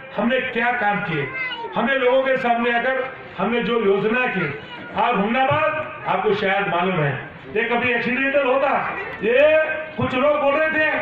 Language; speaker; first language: Hindi; non-native, local second language; Kannada